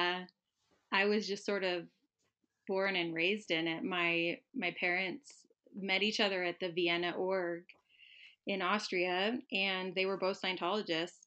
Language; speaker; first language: English; native; English